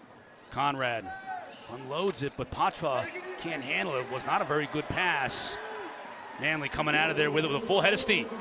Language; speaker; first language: English; native; English